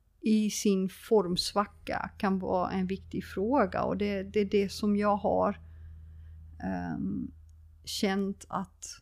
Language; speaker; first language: Swedish; non-native, fluent; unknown